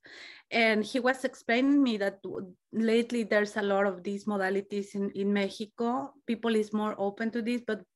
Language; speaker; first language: English; non-native, fluent; Spanish